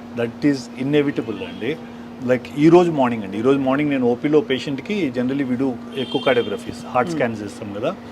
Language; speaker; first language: Telugu; native; Telugu